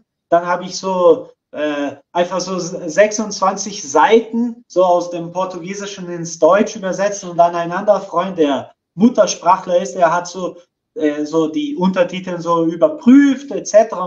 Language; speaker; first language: German; non-native, fluent; Portuguese